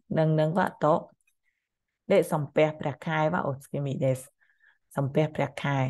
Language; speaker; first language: Japanese; non-native, learner; Khmer